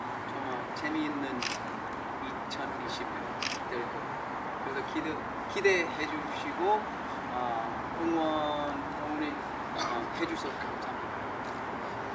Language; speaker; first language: Korean; early bilingual, heritage; English